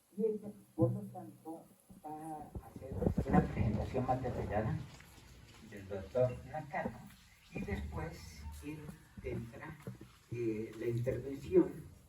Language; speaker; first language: Spanish; native; Spanish